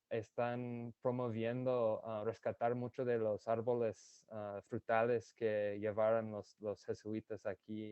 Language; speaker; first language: Spanish; non-native, fluent; English